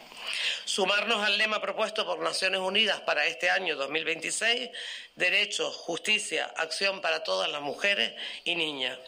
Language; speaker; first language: Spanish; native; Spanish